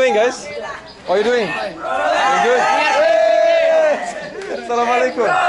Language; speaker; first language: English; non-native, learner; French